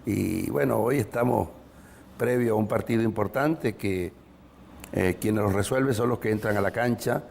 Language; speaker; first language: Spanish; native; Spanish